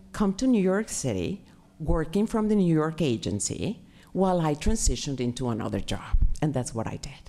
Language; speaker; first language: English; non-native, fluent; Spanish